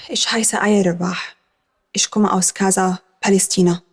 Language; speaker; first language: German; non-native, learner; Arabic